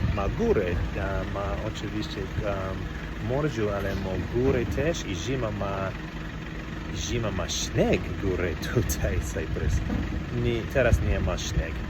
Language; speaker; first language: Polish; non-native, learner; English